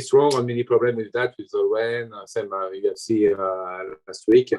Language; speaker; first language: English; non-native, learner; French